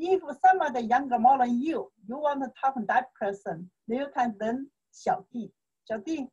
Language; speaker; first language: English; non-native, learner; Chinese